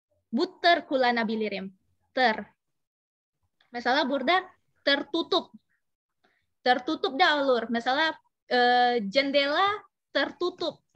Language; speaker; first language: Turkish; non-native, learner; Indonesian